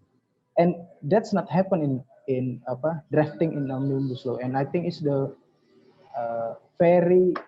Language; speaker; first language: English; non-native, learner; Indonesian